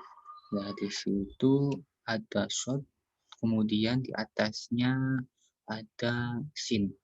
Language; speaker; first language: Indonesian; native; Indonesian